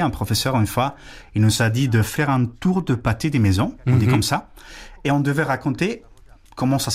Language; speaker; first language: French; non-native, fluent; Spanish